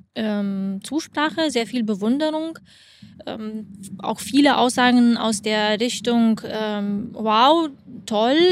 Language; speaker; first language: German; non-native, fluent; Lithuanian